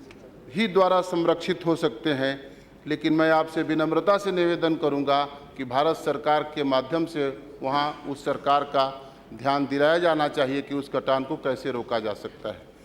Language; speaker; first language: Hindi; native; Hindi